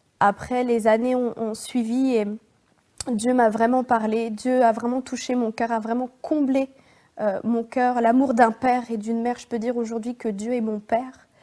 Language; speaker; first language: French; native; French